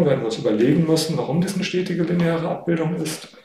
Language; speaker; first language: German; native; German